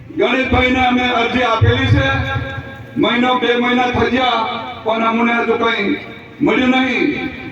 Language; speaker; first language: Gujarati; non-native, local second language; Rathawi